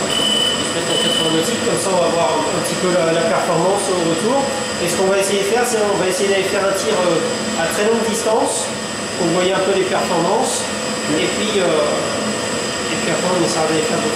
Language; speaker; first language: French; native; French